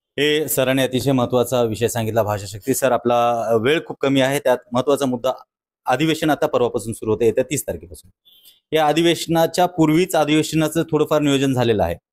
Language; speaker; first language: Marathi; native; Marathi